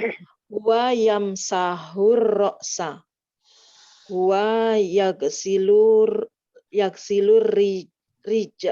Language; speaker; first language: Arabic; non-native, learner; Indonesian